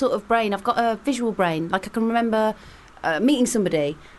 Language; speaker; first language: English; native; English